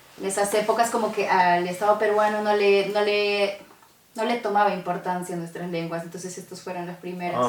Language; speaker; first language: Spanish; non-native, local second language; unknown